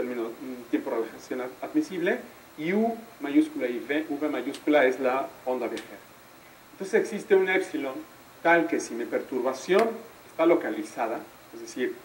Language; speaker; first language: Spanish; native; Spanish